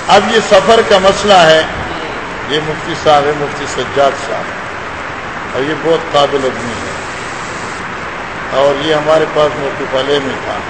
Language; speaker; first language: Urdu; non-native, local second language; Pashto